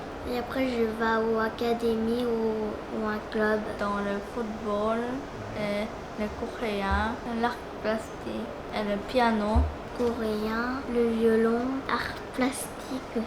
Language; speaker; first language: French; non-native, learner; Korean